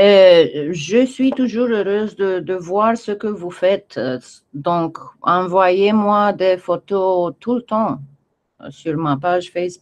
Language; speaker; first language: French; non-native, fluent; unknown